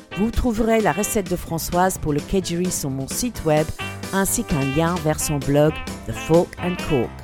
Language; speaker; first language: French; non-native, fluent; English